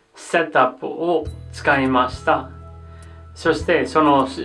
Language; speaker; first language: Japanese; non-native, learner; English